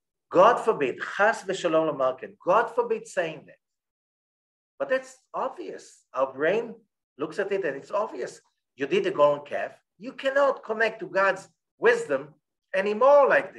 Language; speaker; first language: English; non-native, fluent; Hebrew